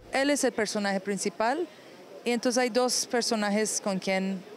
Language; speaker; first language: Spanish; non-native, fluent; Persian